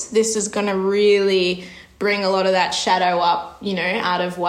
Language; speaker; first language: English; native; English